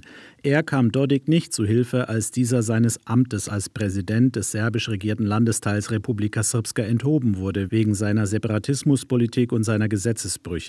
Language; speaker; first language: German; native; German